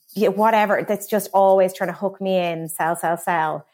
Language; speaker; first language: English; native; English